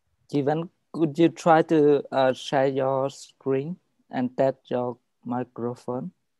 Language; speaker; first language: English; non-native, fluent; Vietnamese